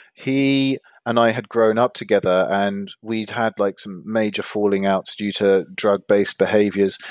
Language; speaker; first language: English; native; English